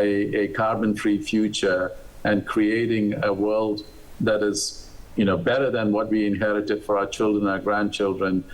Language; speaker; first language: English; non-native, local second language; Malayalam